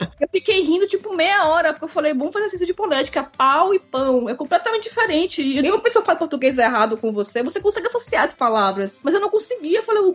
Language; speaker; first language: Portuguese; native; Portuguese